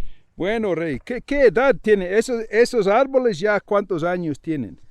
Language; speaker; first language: Spanish; non-native, fluent; English